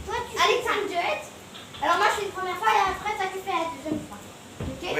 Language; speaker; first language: French; native; French